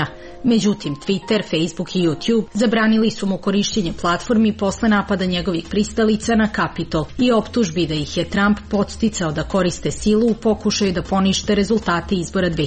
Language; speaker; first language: Serbian; native; Serbian